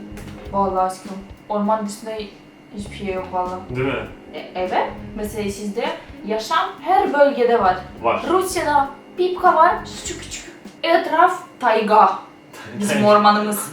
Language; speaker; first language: Turkish; non-native, fluent; Ukrainian